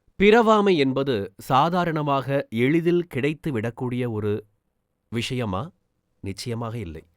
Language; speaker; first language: Tamil; native; Tamil